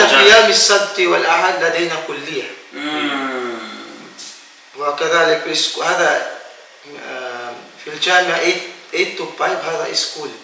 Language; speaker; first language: Arabic; non-native, fluent; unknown